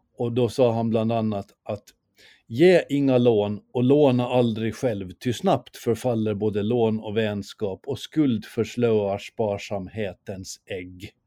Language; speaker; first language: Swedish; native; Swedish